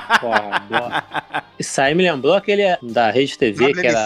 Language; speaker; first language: Portuguese; native; Portuguese